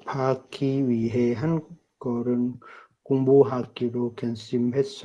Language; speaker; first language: Korean; non-native, learner; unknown